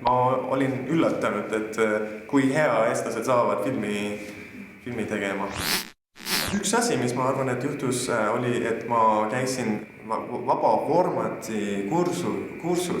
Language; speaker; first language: Estonian; non-native, learner; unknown